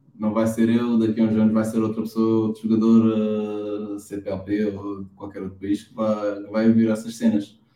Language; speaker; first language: Portuguese; non-native, local second language; Kabuverdianu